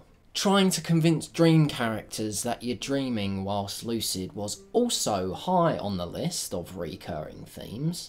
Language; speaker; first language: English; native; English